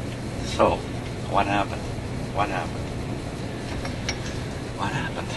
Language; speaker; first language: English; native; English